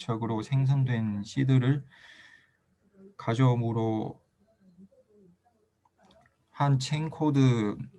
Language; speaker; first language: Korean; non-native, fluent; Chinese